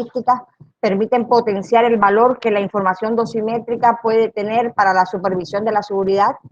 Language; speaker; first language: Spanish; native; Spanish